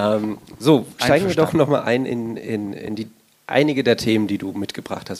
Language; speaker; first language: German; native; German